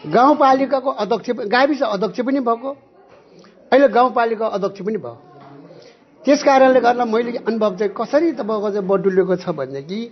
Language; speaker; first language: Nepali; non-native, local second language; Eastern Tamang